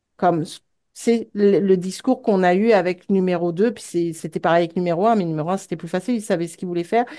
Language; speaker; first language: French; native; French